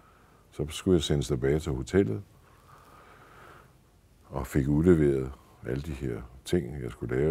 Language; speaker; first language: Danish; native; Danish